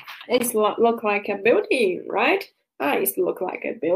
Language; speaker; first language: English; non-native, learner; Chinese